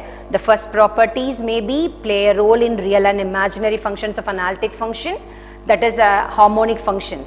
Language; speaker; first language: English; non-native, local second language; Tamil